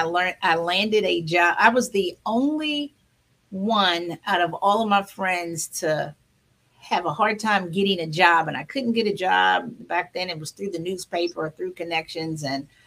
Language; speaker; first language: English; native; English